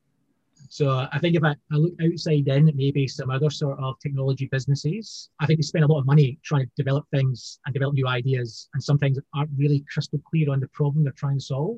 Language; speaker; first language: English; native; English